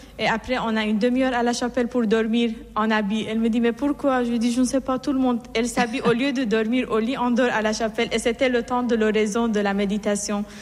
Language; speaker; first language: French; non-native, learner; Persian